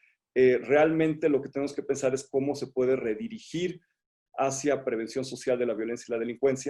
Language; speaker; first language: Spanish; native; Spanish